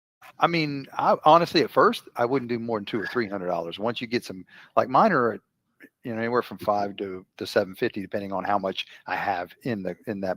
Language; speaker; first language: English; native; English